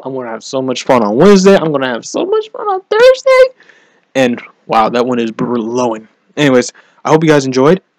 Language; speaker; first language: English; native; English